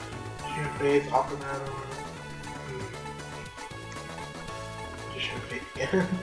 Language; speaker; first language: English; native; English